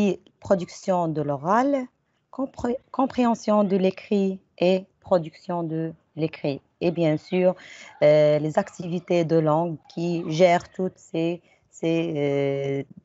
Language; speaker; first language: French; non-native, local second language; Arabic